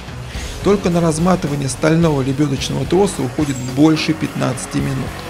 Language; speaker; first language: Russian; native; Russian